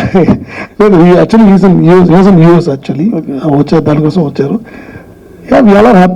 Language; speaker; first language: Telugu; non-native, learner; Tamil